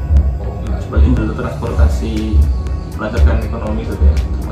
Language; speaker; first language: Indonesian; native; Indonesian